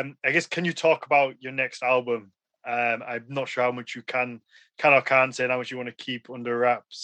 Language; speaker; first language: English; native; English